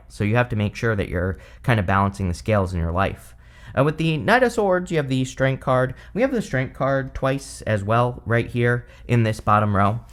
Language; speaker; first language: English; native; English